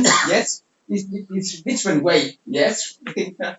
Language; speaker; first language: English; non-native, learner; Vietnamese